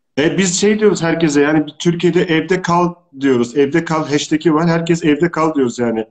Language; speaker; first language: Turkish; native; Turkish